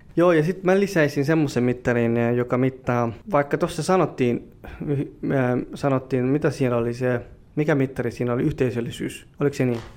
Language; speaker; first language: Finnish; early bilingual, other home language; Somali